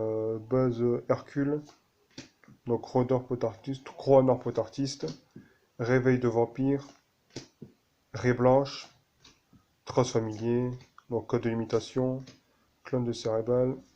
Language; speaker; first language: French; native; French